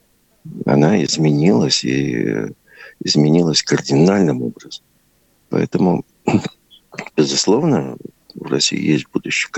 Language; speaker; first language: Russian; native; Russian